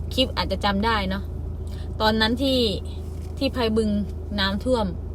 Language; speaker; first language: Thai; non-native, local second language; Khmer